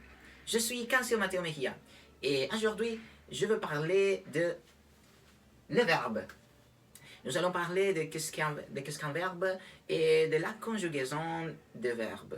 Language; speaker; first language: French; non-native, learner; Spanish